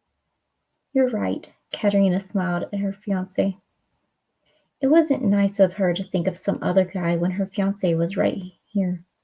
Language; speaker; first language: English; native; English